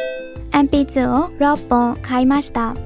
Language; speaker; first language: Japanese; non-native, fluent; Burmese